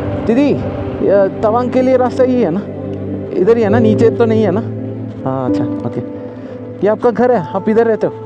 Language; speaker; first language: Hindi; non-native, local second language; Malayalam